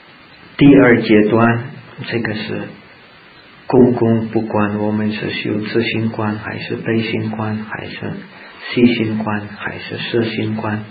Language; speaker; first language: Chinese; non-native, fluent; Czech